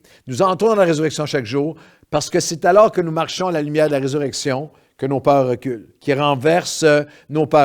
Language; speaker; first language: French; native; French